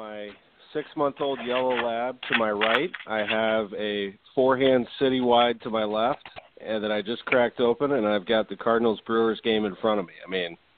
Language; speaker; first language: English; native; English